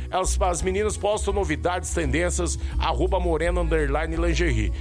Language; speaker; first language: Portuguese; native; Portuguese